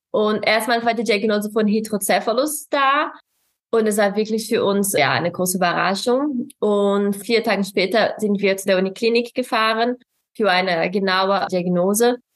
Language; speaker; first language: German; non-native, fluent; Portuguese